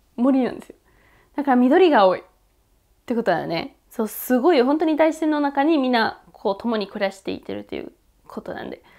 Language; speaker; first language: Japanese; non-native, fluent; Spanish